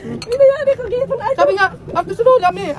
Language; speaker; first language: Filipino; native; Filipino